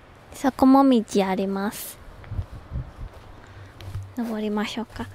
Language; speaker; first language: Japanese; non-native, fluent; Chinese